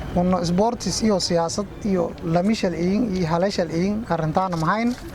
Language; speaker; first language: Somali; non-native, local second language; Maay